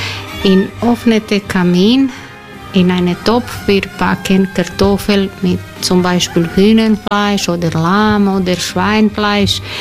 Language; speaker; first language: German; non-native, learner; Croatian